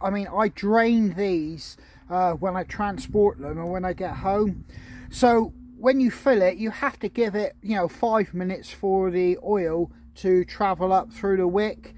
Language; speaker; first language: English; native; English